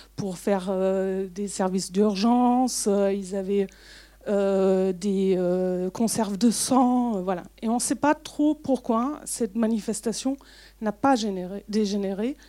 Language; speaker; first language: French; non-native, fluent; German